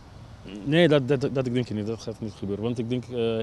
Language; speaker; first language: Dutch; non-native, learner; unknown